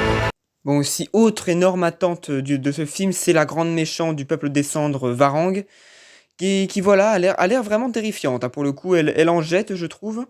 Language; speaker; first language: French; native; French